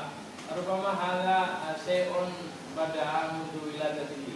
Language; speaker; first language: Arabic; non-native, learner; Indonesian